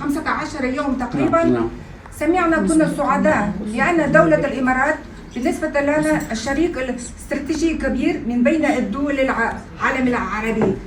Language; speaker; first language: Arabic; non-native, fluent; Kazakh